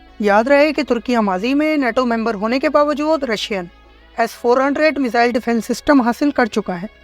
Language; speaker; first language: Urdu; native; Urdu